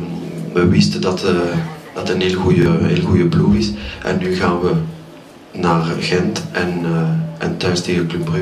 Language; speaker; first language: Dutch; non-native, local second language; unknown